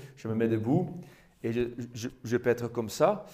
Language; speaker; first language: French; non-native, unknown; Dutch